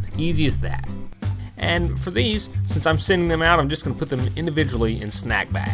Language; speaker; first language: English; native; English